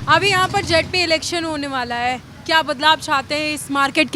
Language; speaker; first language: Hindi; native; Hindi